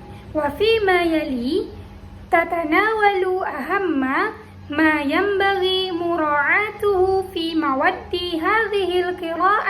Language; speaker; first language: Arabic; non-native, learner; Indonesian